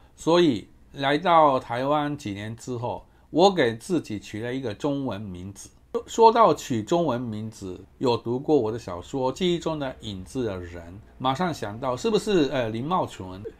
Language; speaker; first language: Chinese; non-native, fluent; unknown